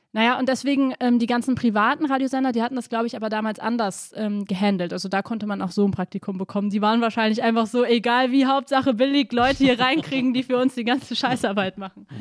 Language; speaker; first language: German; native; German